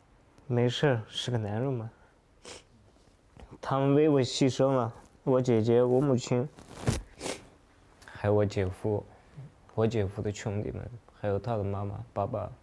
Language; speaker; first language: Chinese; non-native, local second language; Uyghur